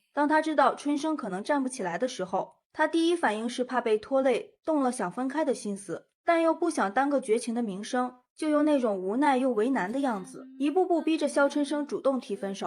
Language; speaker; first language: Chinese; native; Chinese